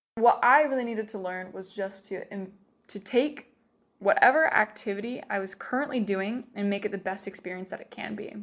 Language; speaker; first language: English; native; English